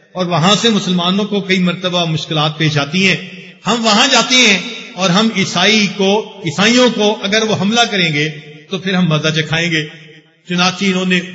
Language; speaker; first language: Urdu; non-native, local second language; Punjabi